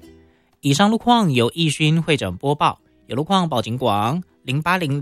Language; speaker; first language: Chinese; native; Chinese